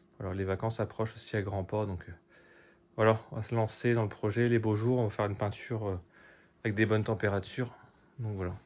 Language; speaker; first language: French; native; French